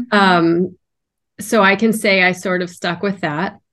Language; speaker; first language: English; native; English